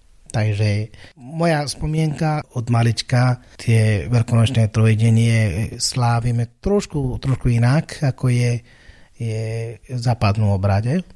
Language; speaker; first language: Slovak; non-native, fluent; Malayalam